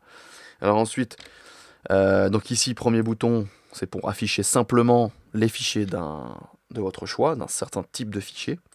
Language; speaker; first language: French; native; French